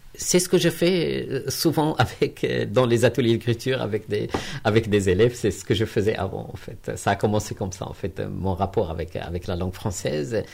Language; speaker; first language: French; non-native, local second language; Arabic